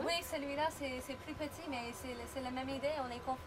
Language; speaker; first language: French; non-native, learner; English